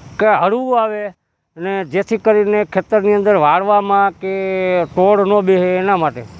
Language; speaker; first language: Gujarati; native; Gujarati